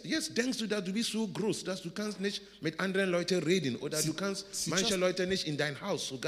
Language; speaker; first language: German; non-native, learner; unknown